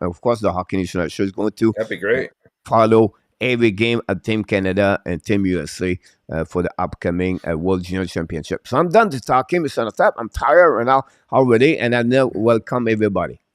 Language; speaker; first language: English; non-native, local second language; French